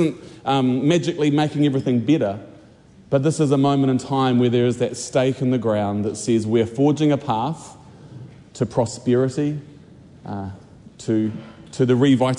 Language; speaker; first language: English; native; English